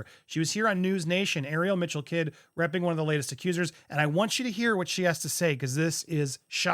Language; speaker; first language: English; native; English